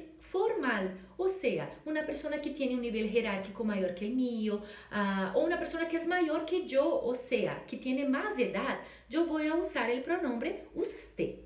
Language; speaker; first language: Spanish; non-native, fluent; Portuguese